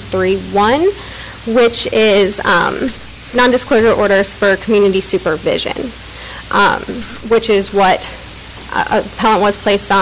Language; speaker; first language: English; native; English